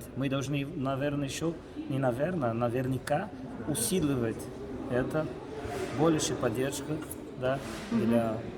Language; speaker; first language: Russian; non-native, fluent; Portuguese